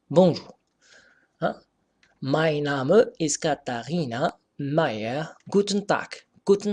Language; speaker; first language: German; non-native, fluent; Arabic